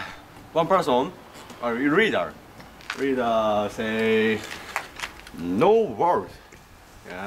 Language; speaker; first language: English; non-native, learner; Japanese